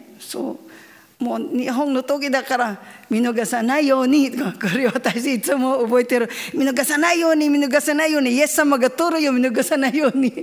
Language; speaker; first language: Japanese; non-native, learner; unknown